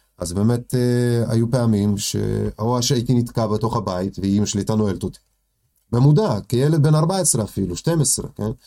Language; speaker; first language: Hebrew; early bilingual, other home language; Russian